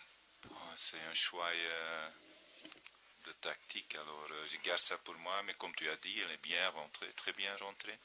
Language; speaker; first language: French; non-native, fluent; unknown